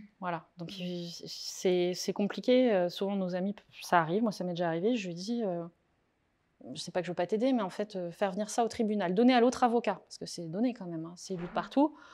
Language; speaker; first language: French; native; French